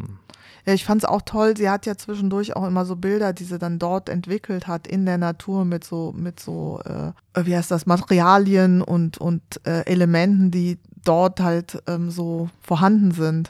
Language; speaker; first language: German; native; German